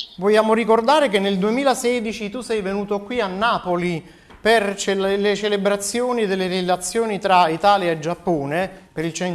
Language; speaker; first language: Italian; native; Italian